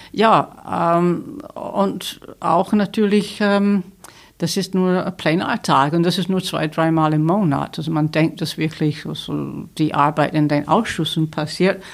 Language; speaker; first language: German; non-native, fluent; English